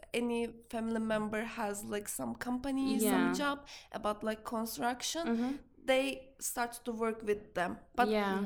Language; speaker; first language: English; non-native, learner; Turkish